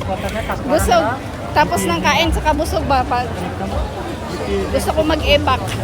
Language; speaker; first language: Filipino; non-native, local second language; Cebuano